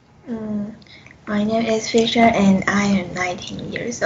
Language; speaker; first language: English; non-native, learner; Chinese